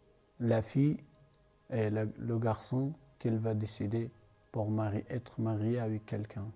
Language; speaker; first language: French; non-native, learner; Persian